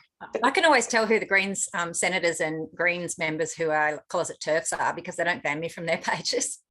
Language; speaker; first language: English; native; English